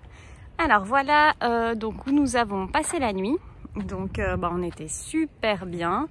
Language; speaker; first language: French; native; French